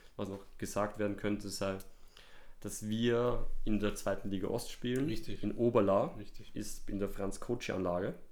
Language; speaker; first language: German; native; German